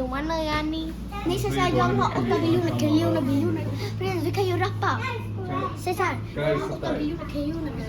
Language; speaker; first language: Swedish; early bilingual, other home language; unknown